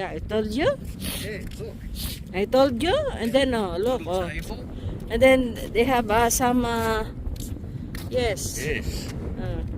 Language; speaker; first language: English; non-native, learner; Filipino